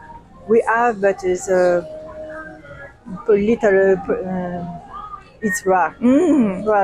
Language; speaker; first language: English; non-native, learner; French